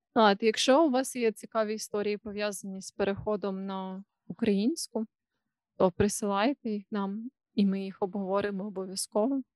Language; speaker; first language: Ukrainian; non-native, local second language; Russian